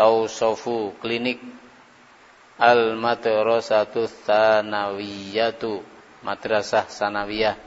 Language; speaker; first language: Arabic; non-native, fluent; Indonesian